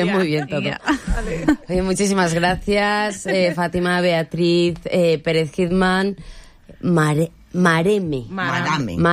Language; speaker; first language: Spanish; native; Spanish